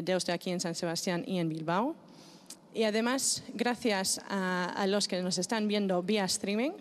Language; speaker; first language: Spanish; non-native, fluent; Greek